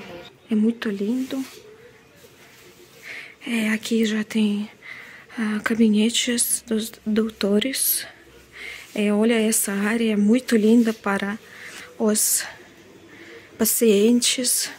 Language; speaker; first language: Portuguese; non-native, fluent; Russian